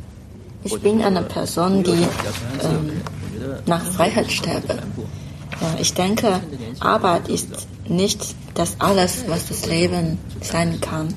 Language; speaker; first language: German; non-native, fluent; Chinese